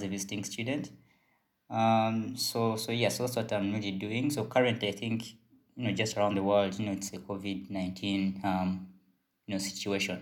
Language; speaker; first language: English; non-native, local second language; Ganda